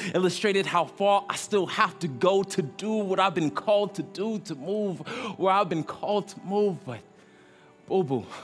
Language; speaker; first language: English; native; English